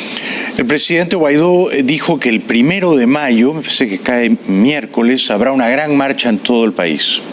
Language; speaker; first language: Spanish; native; Spanish